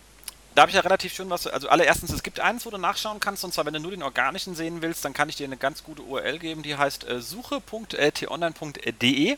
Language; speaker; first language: German; native; German